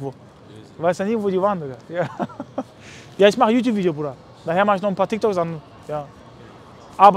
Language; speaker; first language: German; native; German